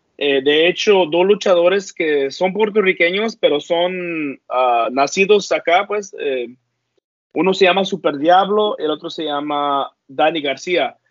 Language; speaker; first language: Spanish; early bilingual, heritage; Spanish